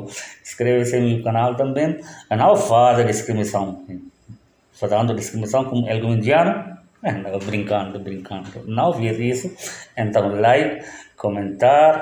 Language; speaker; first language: Portuguese; non-native, learner; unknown